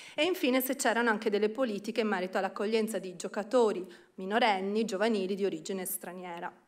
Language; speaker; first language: Italian; native; Italian